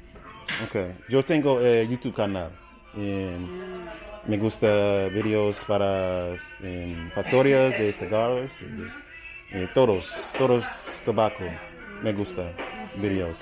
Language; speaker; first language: Spanish; non-native, learner; English